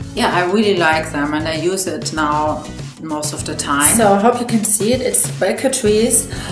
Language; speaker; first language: English; non-native, fluent; German